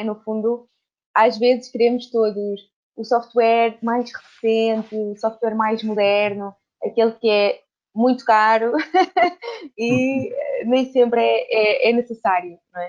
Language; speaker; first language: Portuguese; native; Portuguese